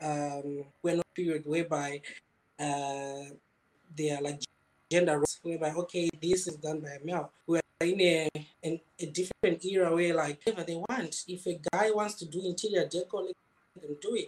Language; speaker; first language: English; non-native, local second language; Shona